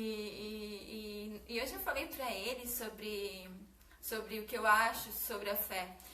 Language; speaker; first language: Portuguese; native; Portuguese